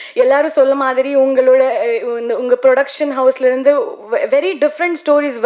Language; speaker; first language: Tamil; non-native, learner; Kannada